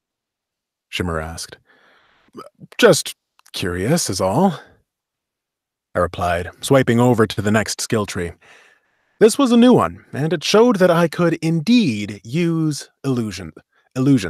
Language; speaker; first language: English; native; English